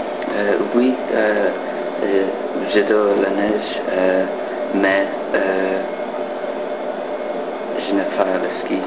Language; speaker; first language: French; non-native, learner; English